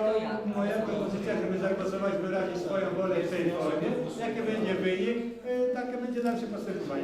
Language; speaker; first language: Polish; native; Polish